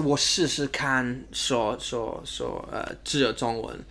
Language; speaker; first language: Chinese; non-native, learner; English